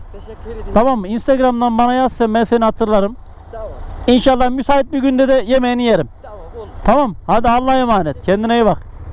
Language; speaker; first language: Turkish; native; Turkish